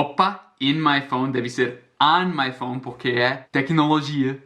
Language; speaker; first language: Portuguese; non-native, fluent; English